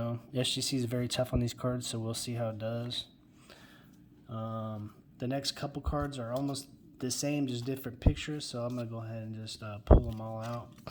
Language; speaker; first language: English; native; English